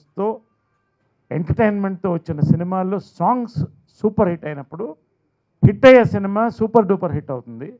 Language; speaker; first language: Telugu; native; Telugu